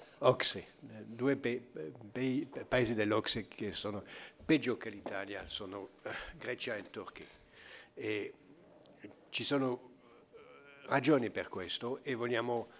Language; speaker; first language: Italian; non-native, fluent; French